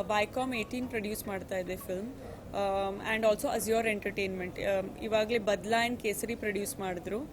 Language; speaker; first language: Kannada; native; Kannada